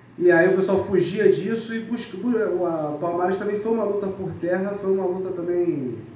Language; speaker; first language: Portuguese; native; Portuguese